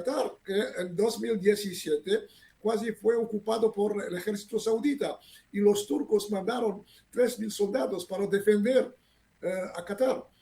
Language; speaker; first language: Spanish; non-native, fluent; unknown